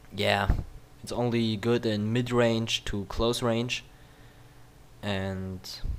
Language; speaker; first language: English; non-native, learner; German